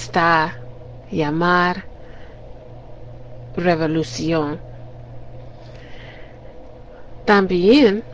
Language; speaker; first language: Spanish; non-native, learner; English